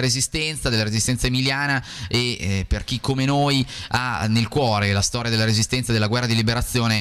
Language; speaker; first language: Italian; native; Italian